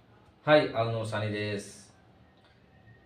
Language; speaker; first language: Japanese; non-native, fluent; Bangla